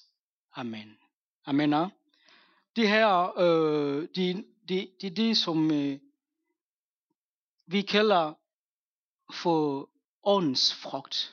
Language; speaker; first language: Danish; non-native, fluent; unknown